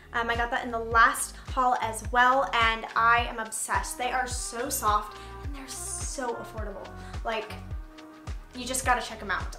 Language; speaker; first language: English; native; English